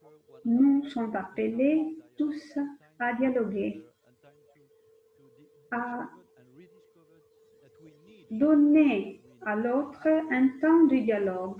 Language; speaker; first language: French; non-native, fluent; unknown